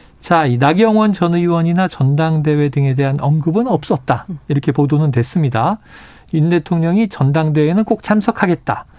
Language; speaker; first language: Korean; native; Korean